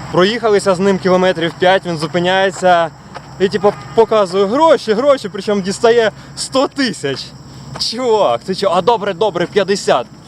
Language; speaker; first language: Ukrainian; non-native, local second language; Russian